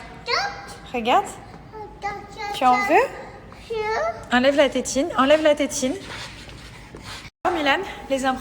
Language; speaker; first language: French; native; French